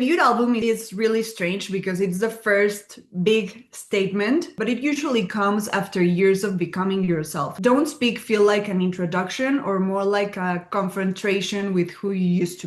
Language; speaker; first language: English; non-native, fluent; Spanish